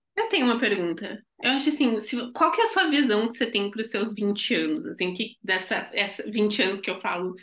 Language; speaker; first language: Portuguese; native; Portuguese